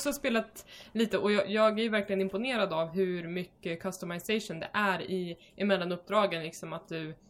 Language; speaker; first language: Swedish; native; Swedish